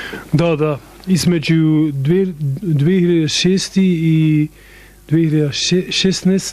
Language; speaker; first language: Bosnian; non-native, learner; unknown